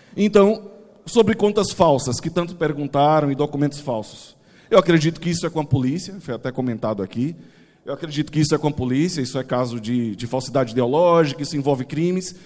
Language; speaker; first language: Portuguese; native; Portuguese